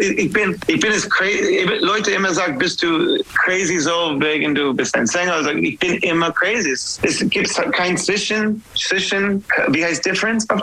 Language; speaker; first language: German; non-native, fluent; English